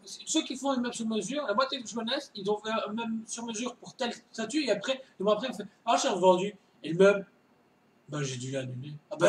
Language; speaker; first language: French; native; French